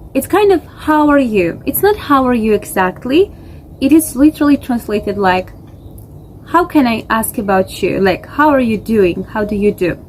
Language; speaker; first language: English; non-native, fluent; Georgian